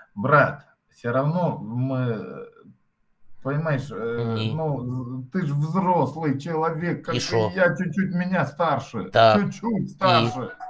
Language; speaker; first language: Russian; native; Russian